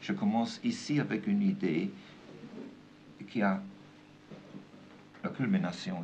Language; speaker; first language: French; non-native, fluent; German